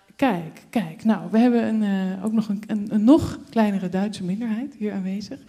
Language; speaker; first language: Dutch; native; Dutch